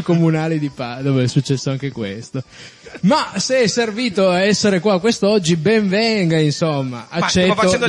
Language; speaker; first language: Italian; native; Italian